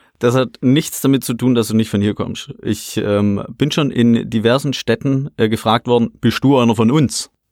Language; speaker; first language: German; native; German